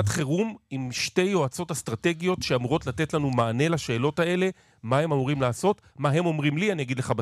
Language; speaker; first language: Hebrew; native; Hebrew